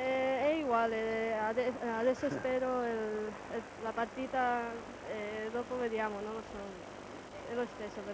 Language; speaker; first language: Italian; non-native, learner; Spanish